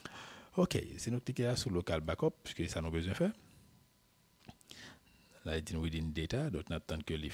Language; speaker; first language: French; non-native, local second language; Haitian Creole